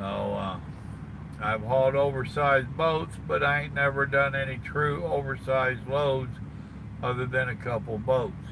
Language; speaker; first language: English; native; English